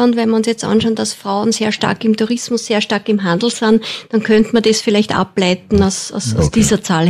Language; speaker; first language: German; native; German